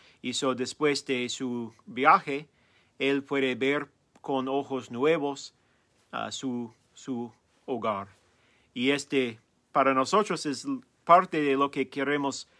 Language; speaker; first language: Spanish; non-native, learner; English